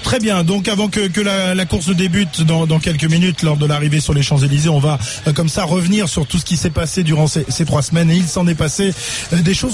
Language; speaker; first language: French; native; French